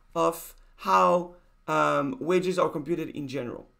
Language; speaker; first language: English; non-native, fluent; Spanish